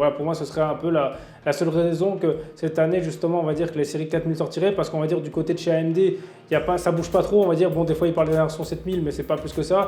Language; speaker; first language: French; native; French